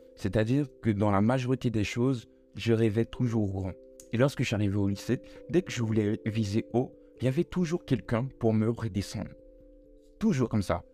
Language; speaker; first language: French; native; French